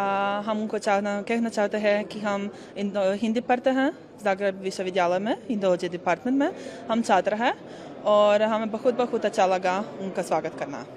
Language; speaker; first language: Hindi; non-native, learner; Croatian